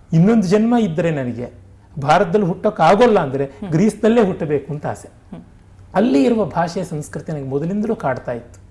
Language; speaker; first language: Kannada; non-native, local second language; Tamil